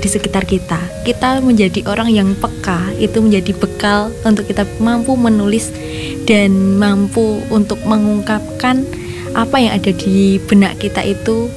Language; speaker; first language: Indonesian; non-native, local second language; Javanese